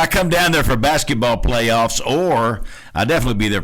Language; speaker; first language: English; native; English